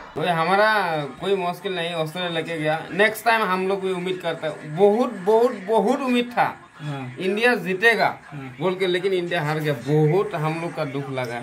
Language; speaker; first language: Hindi; non-native, local second language; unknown